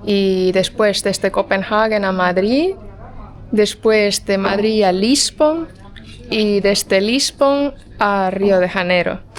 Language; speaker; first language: Spanish; non-native, fluent; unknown